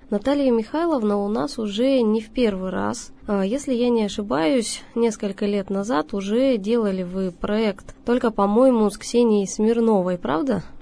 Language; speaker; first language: Russian; native; Russian